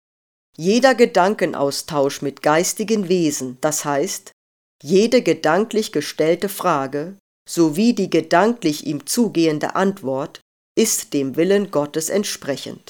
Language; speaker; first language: German; native; German